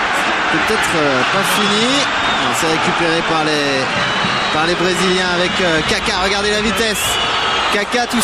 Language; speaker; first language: French; native; French